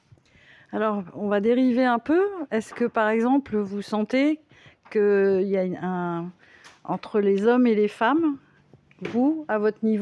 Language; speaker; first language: French; native; French